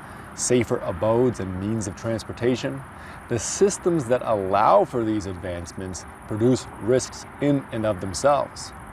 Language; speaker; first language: English; native; English